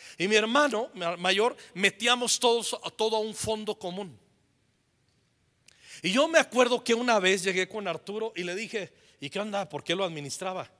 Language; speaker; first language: Spanish; native; Spanish